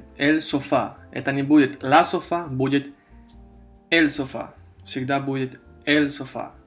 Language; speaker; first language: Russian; non-native, fluent; Spanish